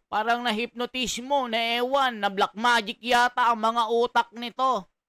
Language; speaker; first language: Filipino; native; Filipino